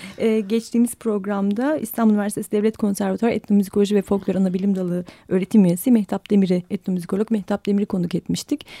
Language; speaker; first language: Turkish; native; Turkish